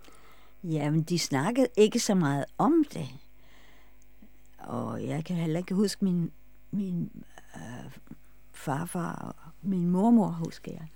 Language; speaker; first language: Danish; non-native, fluent; English